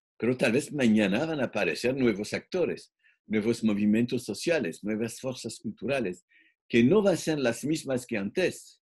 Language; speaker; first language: Spanish; non-native, fluent; French